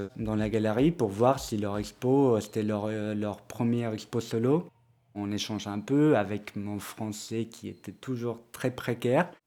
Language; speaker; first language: French; non-native, fluent; Spanish